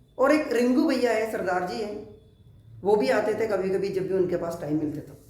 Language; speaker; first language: Hindi; non-native, local second language; Malayalam